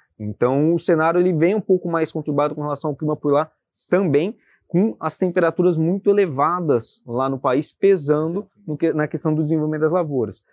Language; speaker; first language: Portuguese; native; Portuguese